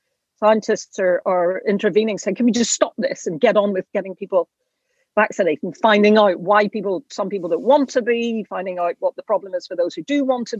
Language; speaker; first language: English; native; English